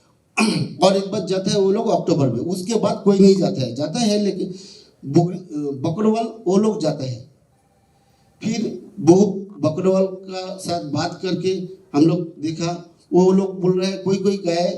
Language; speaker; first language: Hindi; non-native, local second language; Bangla